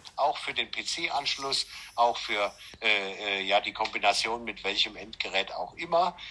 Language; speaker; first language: German; native; German